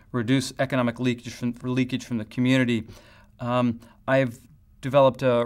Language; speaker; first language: English; native; English